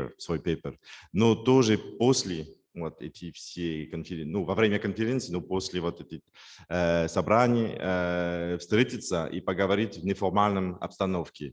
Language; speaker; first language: Russian; non-native, fluent; French